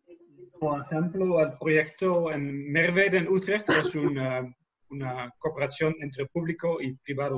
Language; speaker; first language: Spanish; non-native, learner; Dutch